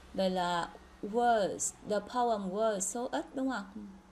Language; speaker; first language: English; non-native, fluent; Vietnamese